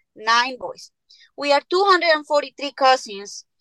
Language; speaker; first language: English; non-native, fluent; Spanish